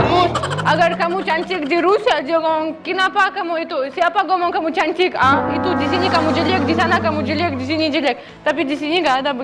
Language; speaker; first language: Indonesian; non-native, learner; Russian